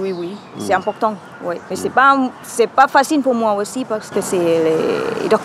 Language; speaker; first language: French; non-native, learner; Thai